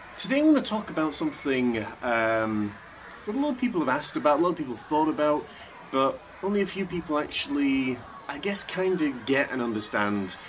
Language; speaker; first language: English; native; English